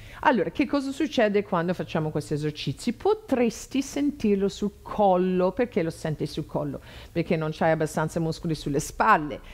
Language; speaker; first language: Italian; non-native, fluent; English